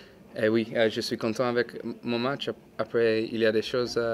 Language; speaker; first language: French; non-native, fluent; English